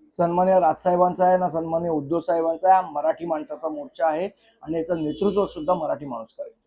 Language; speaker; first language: Marathi; native; Marathi